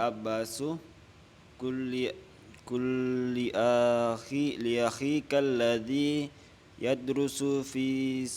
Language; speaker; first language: Arabic; non-native, learner; Indonesian